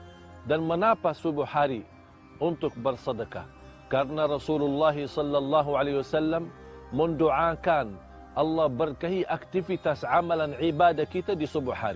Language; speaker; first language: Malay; non-native, fluent; Arabic